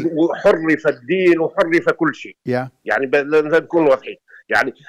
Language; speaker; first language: Arabic; native; Arabic